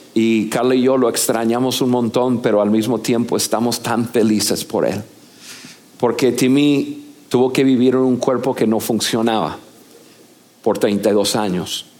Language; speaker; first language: Spanish; non-native, fluent; English